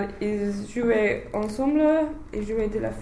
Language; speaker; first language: French; non-native, learner; English